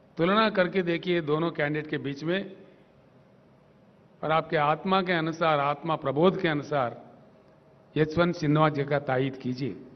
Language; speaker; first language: Hindi; non-native, local second language; Telugu